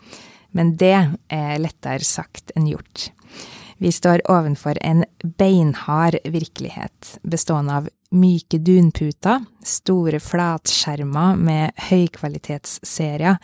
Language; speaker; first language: Norwegian; native; Norwegian